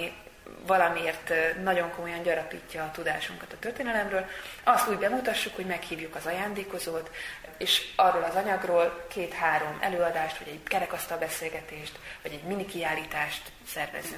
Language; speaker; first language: Hungarian; native; Hungarian